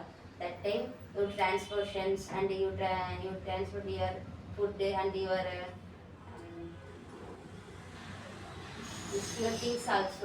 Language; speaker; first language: English; non-native, learner; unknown